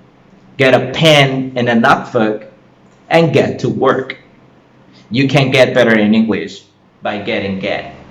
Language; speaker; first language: English; non-native, fluent; Spanish